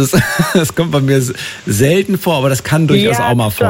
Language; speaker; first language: German; native; German